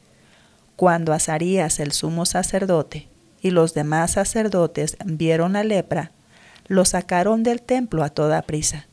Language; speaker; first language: Spanish; native; Spanish